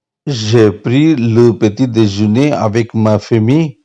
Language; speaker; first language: French; non-native, learner; Tamil